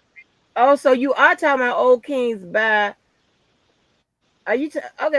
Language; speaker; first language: English; native; English